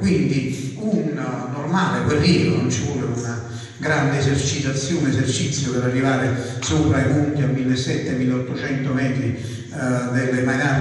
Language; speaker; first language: Italian; native; Italian